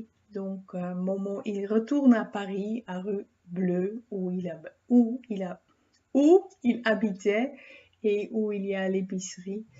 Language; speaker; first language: French; non-native, fluent; Dutch